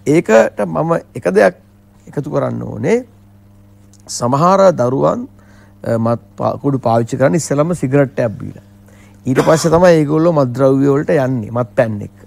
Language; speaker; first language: Sinhala; native; Sinhala